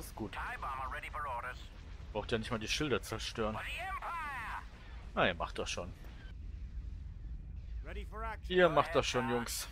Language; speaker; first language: German; native; German